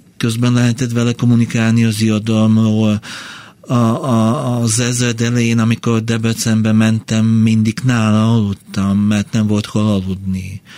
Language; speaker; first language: Hungarian; non-native, fluent; Bulgarian